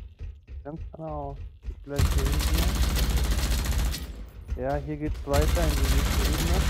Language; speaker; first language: German; native; German